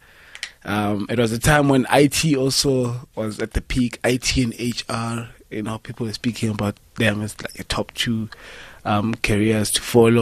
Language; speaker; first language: English; non-native, local second language; Northern Sotho